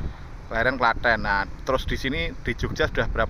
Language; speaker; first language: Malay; non-native, local second language; Javanese